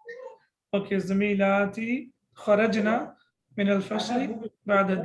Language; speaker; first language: Arabic; non-native, fluent; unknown